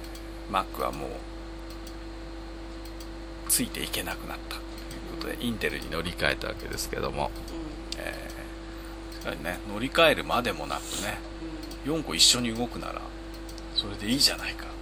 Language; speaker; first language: Japanese; native; Japanese